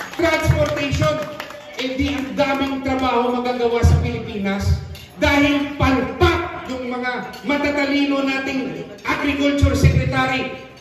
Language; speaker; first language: Filipino; native; Filipino